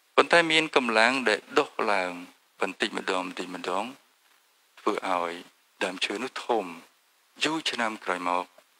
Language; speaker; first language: Khmer; native; Khmer